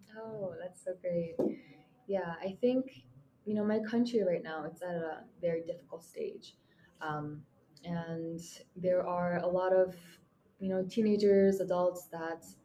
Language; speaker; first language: English; non-native, fluent; Mongolian